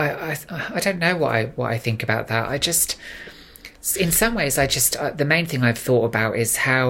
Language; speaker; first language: English; native; English